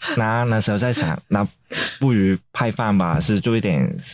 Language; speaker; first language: Chinese; non-native, fluent; Cantonese